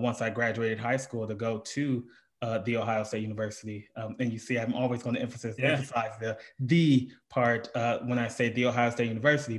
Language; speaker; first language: English; native; English